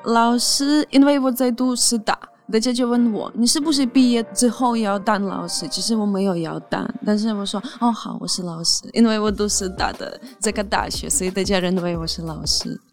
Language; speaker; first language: Chinese; non-native, fluent; Ukrainian